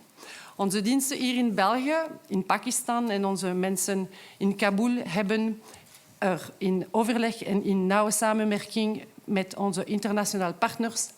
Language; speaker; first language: Dutch; non-native, local second language; French